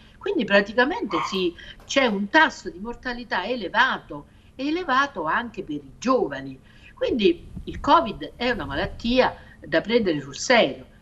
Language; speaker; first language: Italian; native; Italian